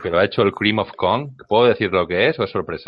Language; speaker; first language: Spanish; native; Spanish